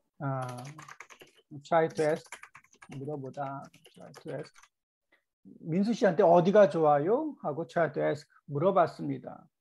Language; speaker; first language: Korean; native; Korean